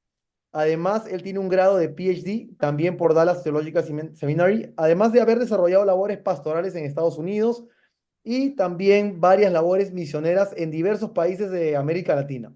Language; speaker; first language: Spanish; native; Spanish